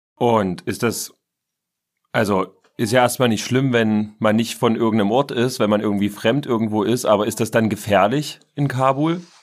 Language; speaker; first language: German; native; German